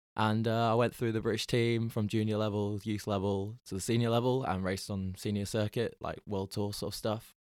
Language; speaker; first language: English; native; English